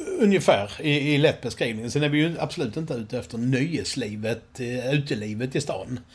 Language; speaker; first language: Swedish; native; Swedish